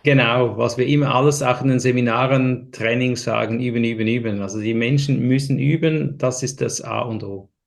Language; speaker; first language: German; native; German